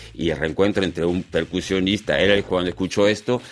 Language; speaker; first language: Spanish; native; Spanish